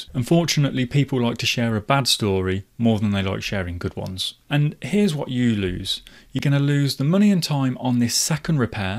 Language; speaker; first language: English; native; English